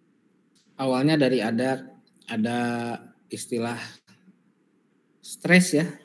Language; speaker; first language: Indonesian; native; Indonesian